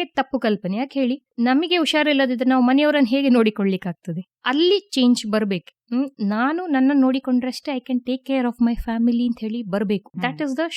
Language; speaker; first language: Kannada; native; Kannada